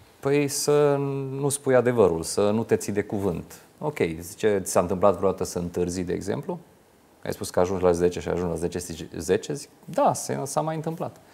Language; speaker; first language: Romanian; non-native, local second language; Hungarian